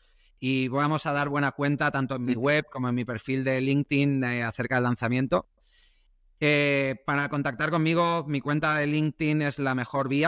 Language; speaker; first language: Spanish; native; Spanish